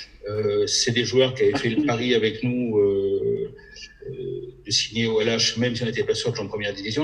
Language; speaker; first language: French; native; French